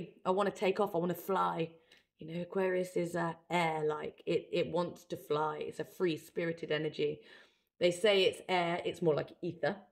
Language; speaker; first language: English; native; English